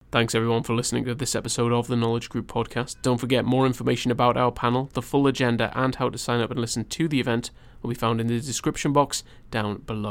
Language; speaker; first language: English; native; English